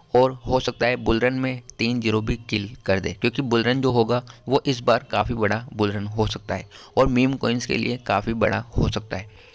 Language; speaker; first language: Hindi; native; Hindi